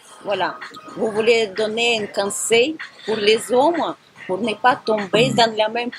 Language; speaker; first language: French; non-native, fluent; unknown